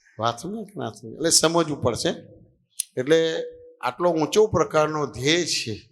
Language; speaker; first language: Gujarati; native; Gujarati